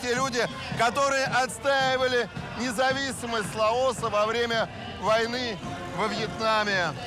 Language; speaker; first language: Russian; native; Russian